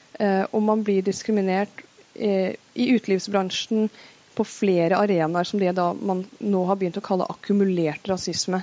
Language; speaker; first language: Norwegian; early bilingual, other home language; Persian